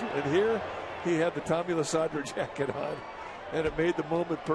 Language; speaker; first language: English; native; English